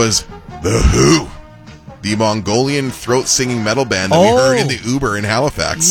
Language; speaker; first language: English; native; English